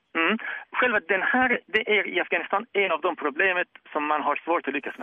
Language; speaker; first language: Swedish; non-native, fluent; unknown